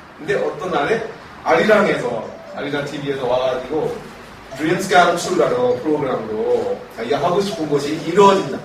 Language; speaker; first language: Korean; non-native, fluent; Burmese